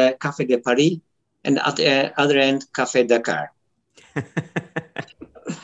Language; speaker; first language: English; non-native, fluent; Turkish